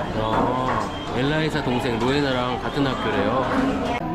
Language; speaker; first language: Korean; native; Korean